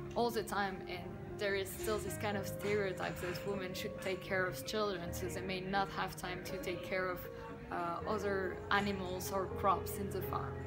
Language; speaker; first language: English; non-native, fluent; French